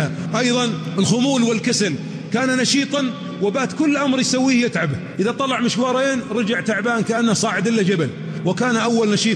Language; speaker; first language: Arabic; native; Arabic